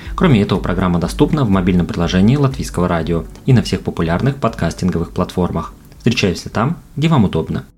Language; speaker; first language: Russian; native; Russian